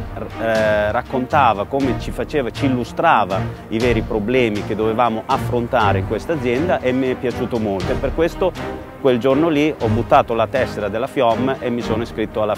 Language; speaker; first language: Italian; non-native, learner; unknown